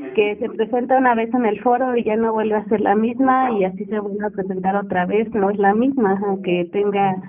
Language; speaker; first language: Spanish; native; Spanish